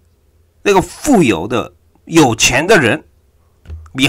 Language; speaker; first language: Chinese; non-native, fluent; Korean